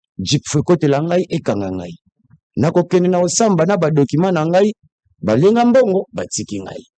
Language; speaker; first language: Lingala; non-native, local second language; Kongo